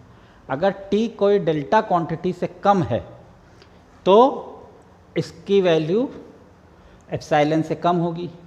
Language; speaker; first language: Hindi; native; Hindi